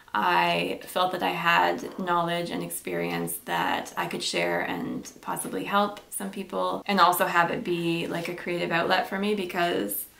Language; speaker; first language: English; native; English